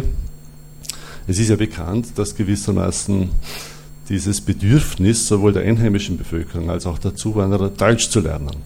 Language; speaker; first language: German; native; German